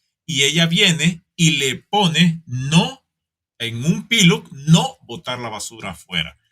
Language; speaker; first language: Spanish; native; Spanish